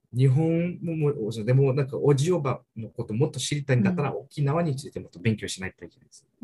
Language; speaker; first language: Japanese; early bilingual, heritage; Japanese